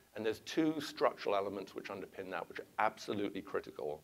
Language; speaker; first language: English; native; English